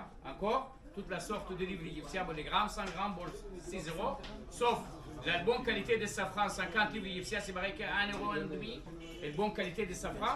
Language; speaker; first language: French; non-native, learner; Arabic